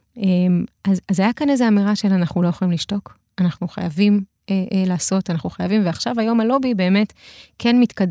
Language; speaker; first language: Hebrew; early bilingual, other home language; Russian